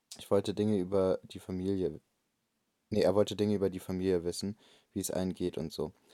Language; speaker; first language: German; native; German